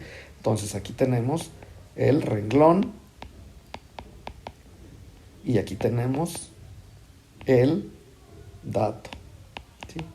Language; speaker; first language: Spanish; native; Spanish